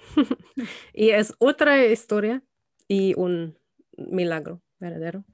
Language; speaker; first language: Spanish; non-native, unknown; German